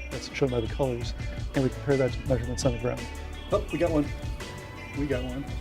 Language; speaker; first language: English; native; English